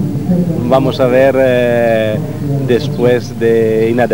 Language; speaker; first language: Spanish; non-native, learner; Italian